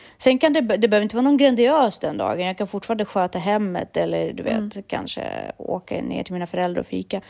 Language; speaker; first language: Swedish; early bilingual, other home language; Russian